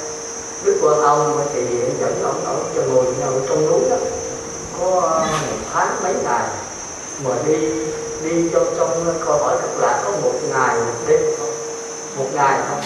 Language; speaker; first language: Vietnamese; native; Vietnamese